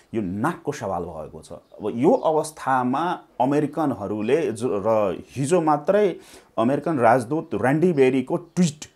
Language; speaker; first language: Nepali; non-native, local second language; Maithili